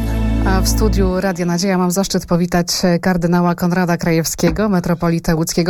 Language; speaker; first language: Polish; native; Polish